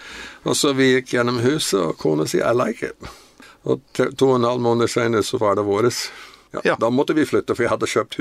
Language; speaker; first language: Norwegian; non-native, fluent; English